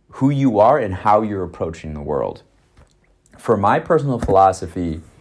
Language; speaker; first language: English; native; English